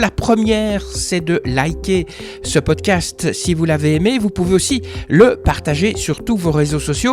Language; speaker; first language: French; native; French